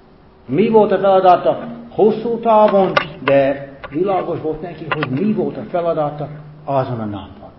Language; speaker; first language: Hungarian; non-native, fluent; English